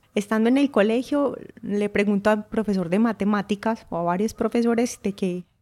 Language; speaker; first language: Spanish; native; Spanish